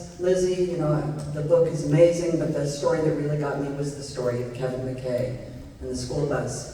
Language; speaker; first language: English; native; English